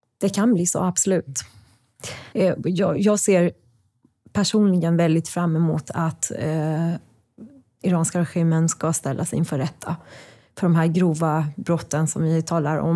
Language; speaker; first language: Swedish; non-native, fluent; Persian